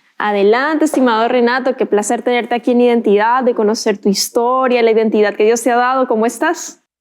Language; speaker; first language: Spanish; native; Spanish